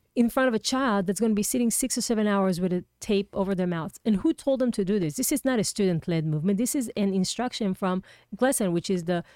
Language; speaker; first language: English; non-native, fluent; Hebrew